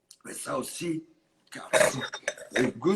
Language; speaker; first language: French; non-native, fluent; Italian